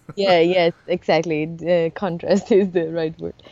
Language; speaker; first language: English; non-native, fluent; Italian